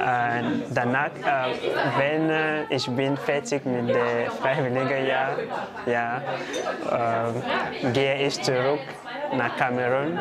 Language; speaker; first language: German; non-native, learner; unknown